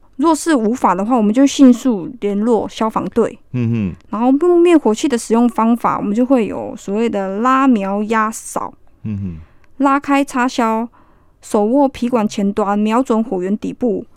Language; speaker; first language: Chinese; native; Chinese